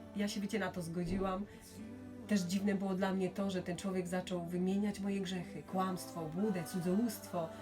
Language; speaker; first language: Polish; native; Polish